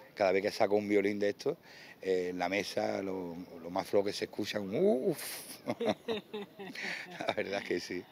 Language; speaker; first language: Spanish; native; Spanish